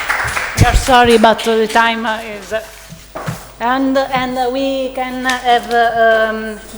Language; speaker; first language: English; non-native, learner; Italian